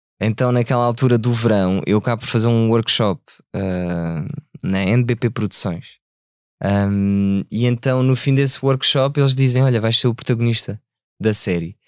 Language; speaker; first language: Portuguese; early bilingual, other home language; French